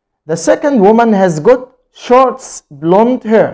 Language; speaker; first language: English; non-native, fluent; Arabic